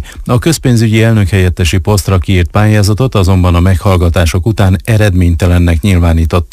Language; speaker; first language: Hungarian; native; Hungarian